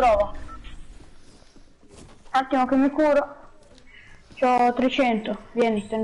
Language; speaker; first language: Italian; native; Italian